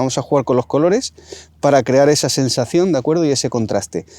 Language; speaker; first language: Spanish; native; Spanish